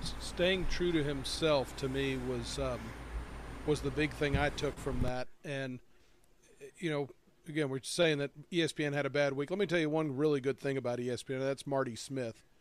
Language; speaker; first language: English; native; English